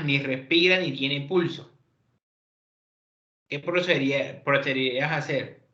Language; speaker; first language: Spanish; native; Spanish